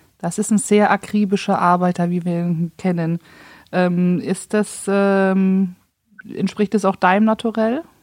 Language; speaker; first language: German; native; German